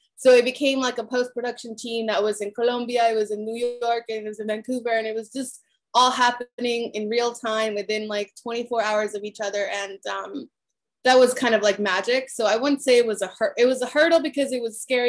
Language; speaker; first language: English; early bilingual, other home language; Spanish